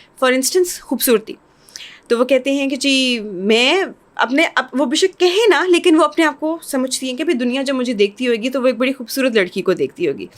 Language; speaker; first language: Urdu; non-native, local second language; English